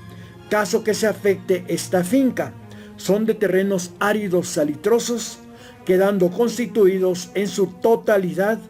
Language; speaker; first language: Spanish; native; Spanish